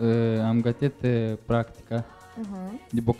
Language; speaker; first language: Romanian; non-native, local second language; Russian